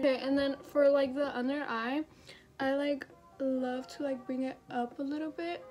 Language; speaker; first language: English; native; English